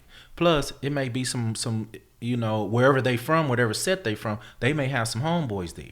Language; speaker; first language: English; native; English